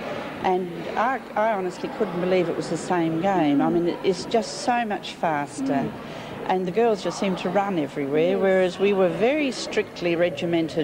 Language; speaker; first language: English; native; English